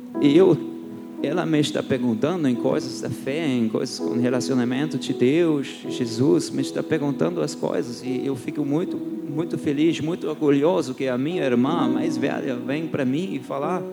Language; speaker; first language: Portuguese; non-native, fluent; German